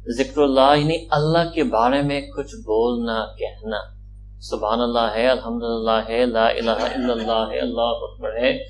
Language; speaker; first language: Urdu; early bilingual, heritage; Urdu